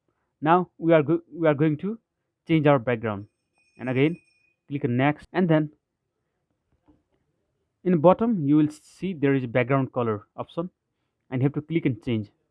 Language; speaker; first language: English; non-native, fluent; Nepali